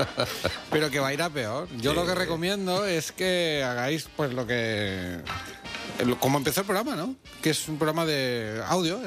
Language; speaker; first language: Spanish; native; Spanish